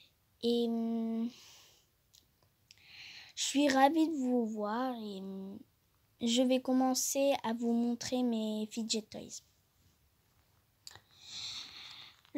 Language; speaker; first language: French; non-native, fluent; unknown